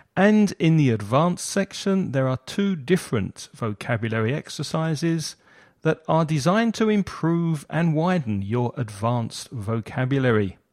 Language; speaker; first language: English; native; English